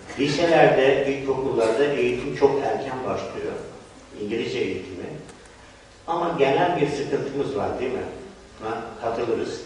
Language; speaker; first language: Turkish; non-native, fluent; English